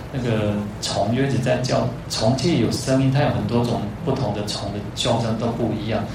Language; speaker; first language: Chinese; non-native, local second language; Min Nan Chinese